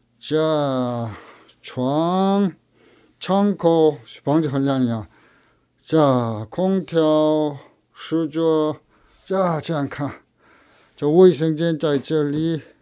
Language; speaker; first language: Chinese; non-native, learner; Korean